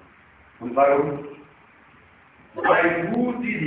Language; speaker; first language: German; non-native, fluent; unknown